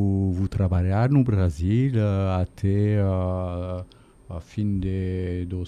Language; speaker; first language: Portuguese; non-native, learner; French